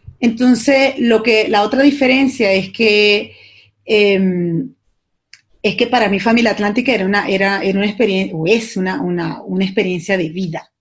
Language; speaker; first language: Spanish; native; Spanish